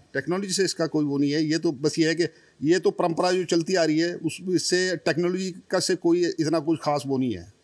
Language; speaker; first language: Hindi; native; Hindi